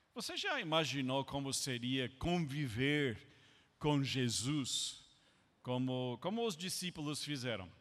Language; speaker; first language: Portuguese; non-native, fluent; English